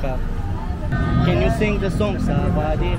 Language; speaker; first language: English; non-native, fluent; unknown